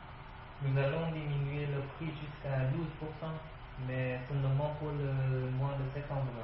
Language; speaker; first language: French; non-native, learner; Vietnamese